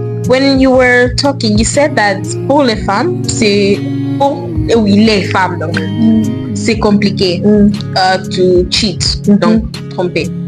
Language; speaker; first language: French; non-native, learner; English